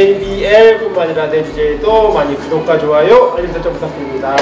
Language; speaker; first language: Korean; native; Korean